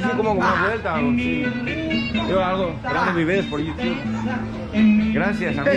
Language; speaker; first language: Spanish; non-native, learner; Greek